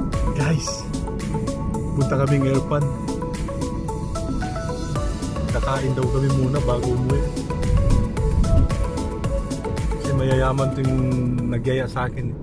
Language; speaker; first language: Filipino; non-native, local second language; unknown